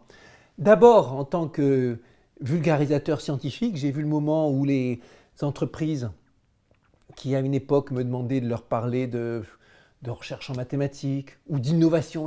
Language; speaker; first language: French; native; French